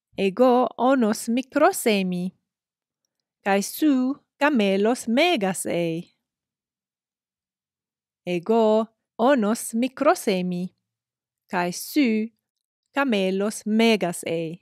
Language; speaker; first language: Greek; non-native, fluent; English